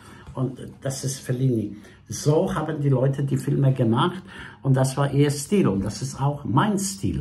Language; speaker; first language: German; non-native, fluent; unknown